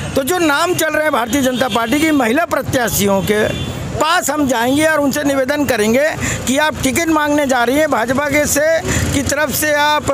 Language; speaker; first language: Hindi; native; Hindi